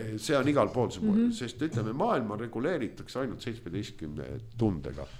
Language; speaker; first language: Estonian; non-native, local second language; Russian